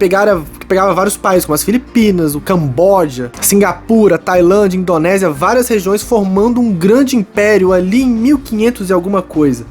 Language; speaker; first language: Portuguese; native; Portuguese